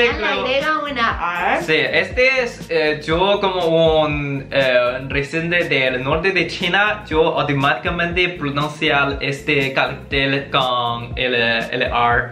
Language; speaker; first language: Spanish; non-native, learner; Chinese